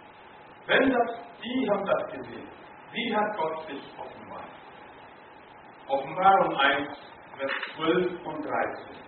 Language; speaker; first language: German; non-native, learner; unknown